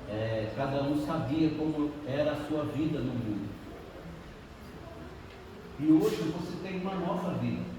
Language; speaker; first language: Portuguese; native; Portuguese